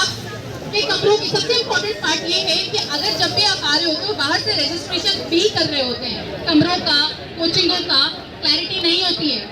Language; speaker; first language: Hindi; native; Hindi